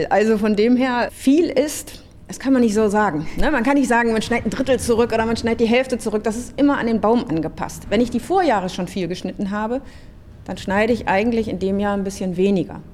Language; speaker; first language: German; native; German